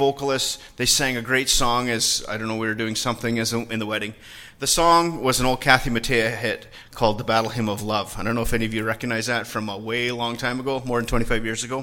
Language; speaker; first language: English; native; English